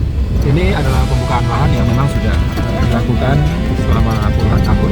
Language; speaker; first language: Indonesian; non-native, local second language; Achinese